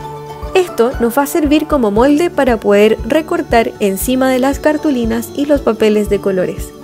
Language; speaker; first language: Spanish; native; Spanish